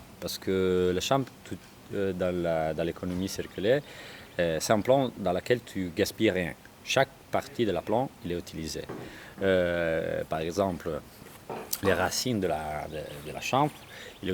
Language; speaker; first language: French; non-native, learner; Italian